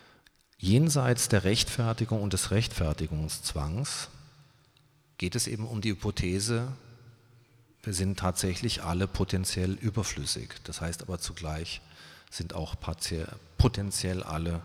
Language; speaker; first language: German; native; German